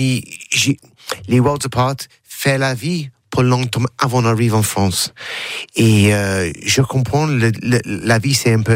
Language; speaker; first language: French; non-native, learner; English